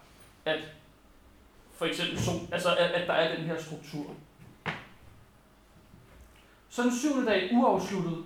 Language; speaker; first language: Danish; native; Danish